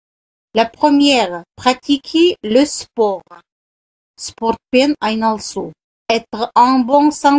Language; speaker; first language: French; non-native, fluent; Kazakh